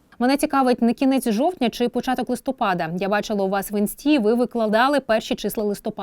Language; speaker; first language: Ukrainian; native; Ukrainian